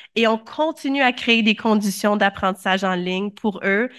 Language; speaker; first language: French; native; French